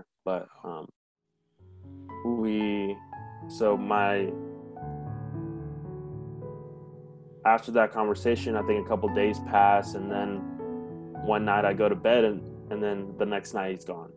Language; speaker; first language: English; early bilingual, other home language; Spanish